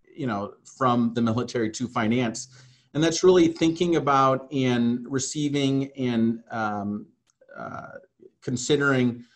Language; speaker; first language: English; native; English